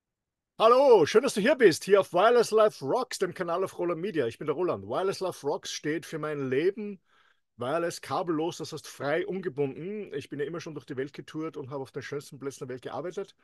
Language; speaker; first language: German; native; German